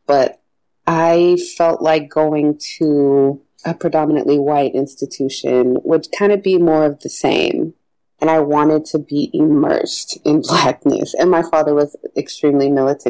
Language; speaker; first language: English; native; English